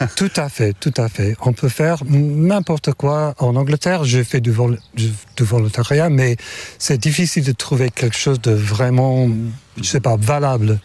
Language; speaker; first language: French; non-native, fluent; English